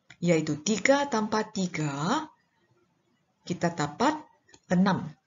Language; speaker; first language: Malay; non-native, local second language; Chinese